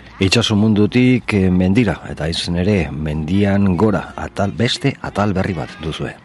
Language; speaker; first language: Basque; native; Basque